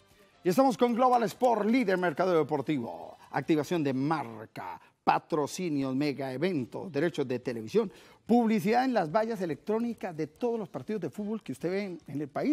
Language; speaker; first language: Spanish; native; Spanish